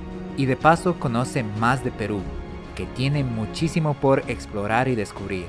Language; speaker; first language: Spanish; native; Spanish